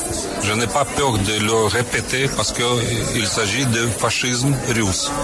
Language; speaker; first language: French; non-native, fluent; Ukrainian